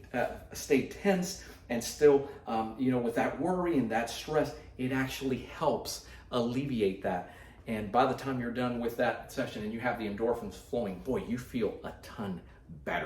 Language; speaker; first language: English; native; English